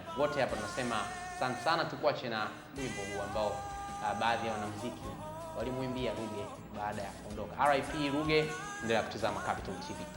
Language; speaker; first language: Swahili; native; Swahili